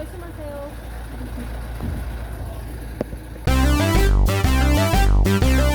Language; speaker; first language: Korean; non-native, fluent; Turkish